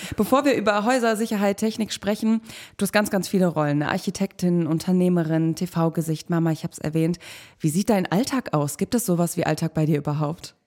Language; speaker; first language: German; native; German